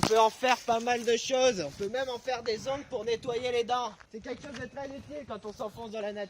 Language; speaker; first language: French; native; French